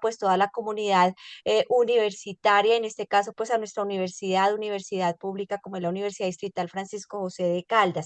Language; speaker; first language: Spanish; native; Spanish